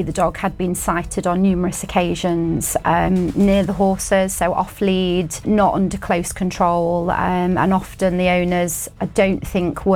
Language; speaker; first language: English; native; English